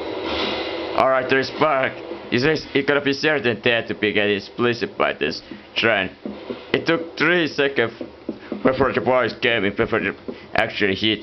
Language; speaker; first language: English; non-native, fluent; Italian